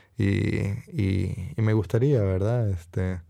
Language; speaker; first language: Spanish; native; Spanish